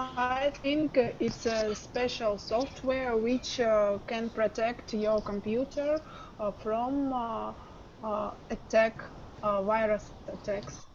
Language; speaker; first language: English; non-native, learner; Russian